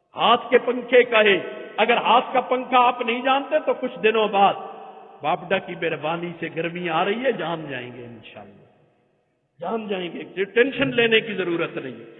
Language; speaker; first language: Urdu; non-native, local second language; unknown